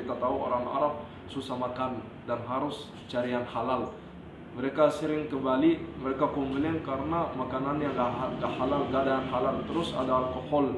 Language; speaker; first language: Indonesian; non-native, fluent; Arabic